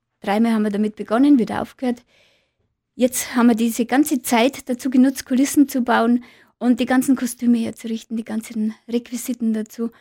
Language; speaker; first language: German; native; German